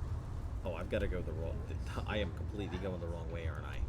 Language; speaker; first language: English; native; English